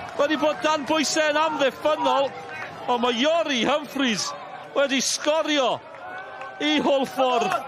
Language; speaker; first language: Welsh; native; Welsh